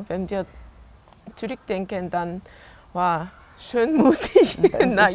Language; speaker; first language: German; non-native, learner; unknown